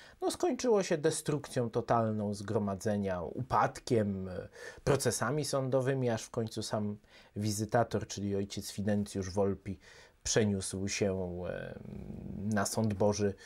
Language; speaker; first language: Polish; native; Polish